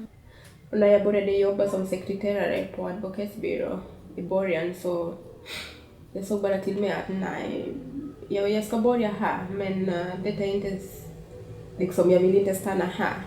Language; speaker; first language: Swedish; non-native, fluent; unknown